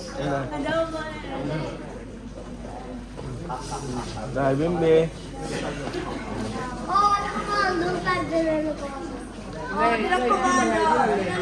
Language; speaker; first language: Italian; non-native, local second language; Filipino